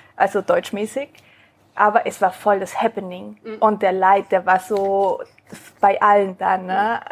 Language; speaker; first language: German; early bilingual, other home language; Spanish